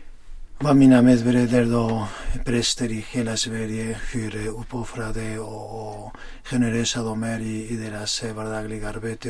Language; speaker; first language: Swedish; non-native, fluent; Spanish